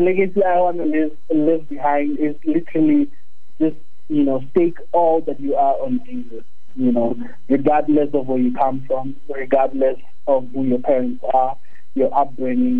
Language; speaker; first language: English; non-native, local second language; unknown